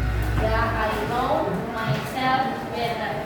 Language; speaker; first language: English; non-native, learner; Indonesian